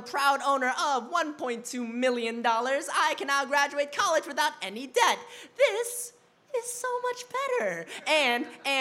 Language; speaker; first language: English; early bilingual, other home language; Vietnamese